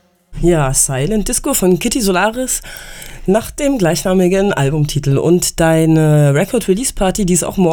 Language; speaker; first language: German; native; German